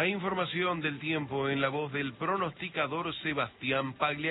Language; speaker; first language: Spanish; native; Spanish